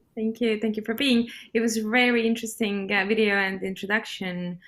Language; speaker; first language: English; non-native, fluent; Estonian